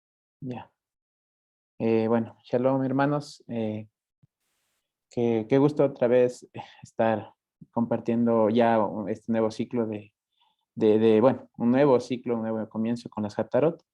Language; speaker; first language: Spanish; native; Spanish